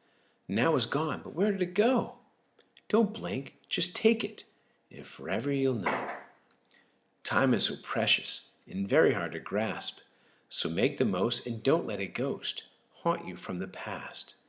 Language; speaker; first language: English; native; English